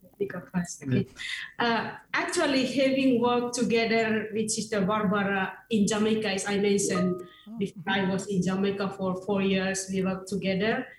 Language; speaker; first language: English; non-native, fluent; Indonesian